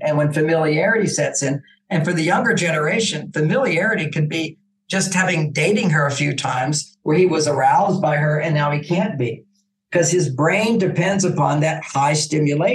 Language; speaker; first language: English; native; English